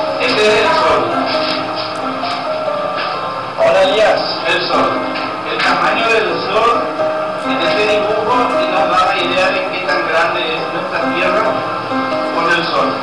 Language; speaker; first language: Spanish; non-native, learner; Italian